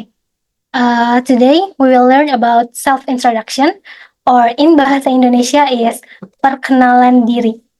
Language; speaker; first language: English; non-native, fluent; Indonesian